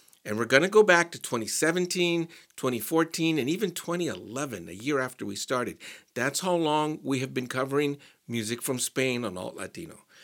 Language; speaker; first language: English; native; English